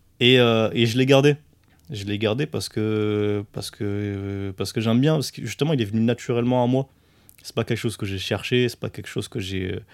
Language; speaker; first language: French; early bilingual, other home language; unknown